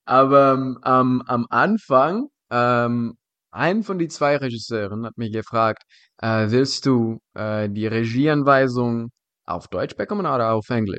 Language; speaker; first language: German; non-native, fluent; Czech